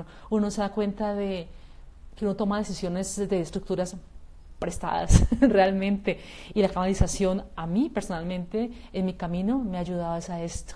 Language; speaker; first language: Spanish; native; Spanish